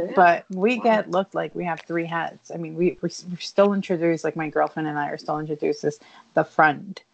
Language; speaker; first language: English; early bilingual, other home language; Spanish